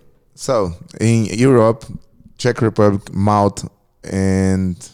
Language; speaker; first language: English; non-native, learner; Portuguese